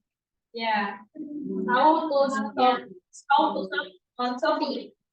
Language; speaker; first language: English; non-native, learner; Indonesian